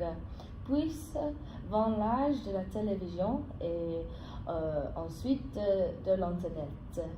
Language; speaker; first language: French; non-native, fluent; English